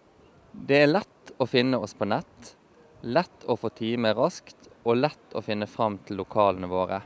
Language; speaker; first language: Norwegian; native; Norwegian